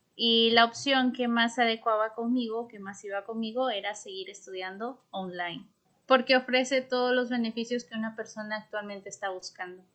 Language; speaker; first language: Spanish; native; Spanish